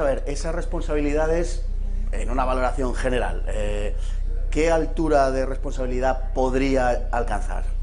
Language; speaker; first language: Spanish; native; Spanish